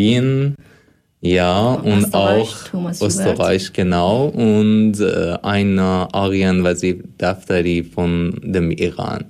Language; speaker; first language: German; non-native, fluent; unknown